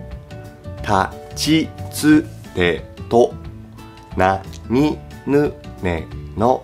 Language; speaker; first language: Japanese; native; Japanese